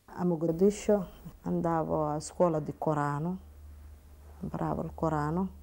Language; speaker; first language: Italian; non-native, learner; Somali